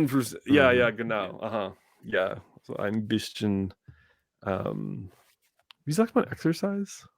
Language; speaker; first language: German; non-native, learner; English